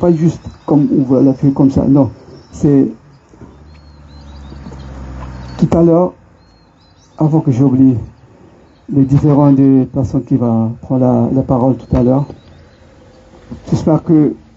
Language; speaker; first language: French; non-native, local second language; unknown